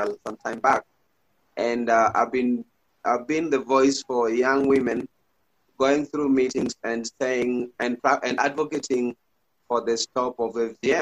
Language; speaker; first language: English; non-native, local second language; Gusii